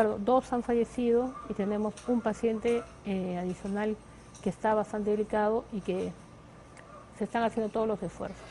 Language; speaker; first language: Spanish; native; Spanish